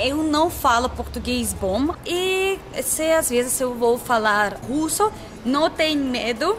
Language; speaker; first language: Portuguese; non-native, learner; Russian